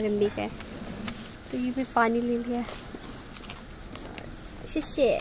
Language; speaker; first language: Chinese; non-native, learner; Khowar